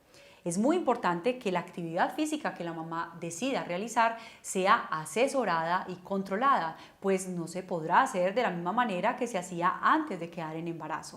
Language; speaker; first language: Spanish; native; Spanish